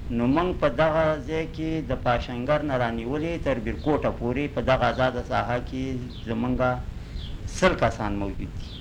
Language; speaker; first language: Pashto; native; Pashto